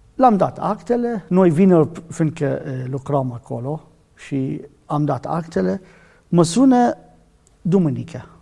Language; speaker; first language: Romanian; non-native, learner; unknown